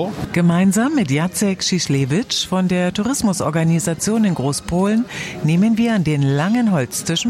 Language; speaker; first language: German; native; German